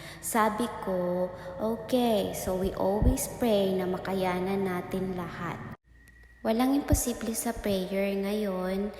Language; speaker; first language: Filipino; native; Filipino